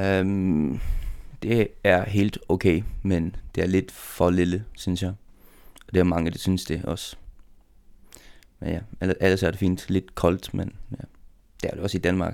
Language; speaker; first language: Danish; non-native, local second language; Faroese